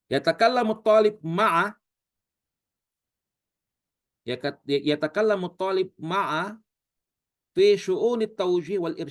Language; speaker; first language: Arabic; non-native, fluent; Indonesian